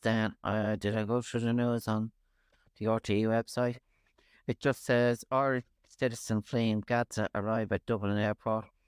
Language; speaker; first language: English; native; English